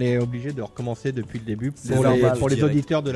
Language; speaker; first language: French; native; French